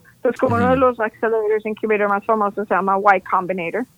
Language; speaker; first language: Spanish; native; Spanish